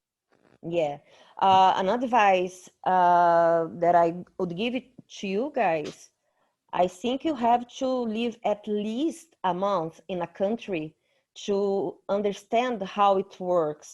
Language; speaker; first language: English; non-native, fluent; Portuguese